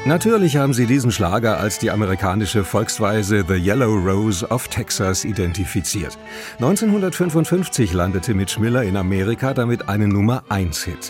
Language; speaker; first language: German; native; German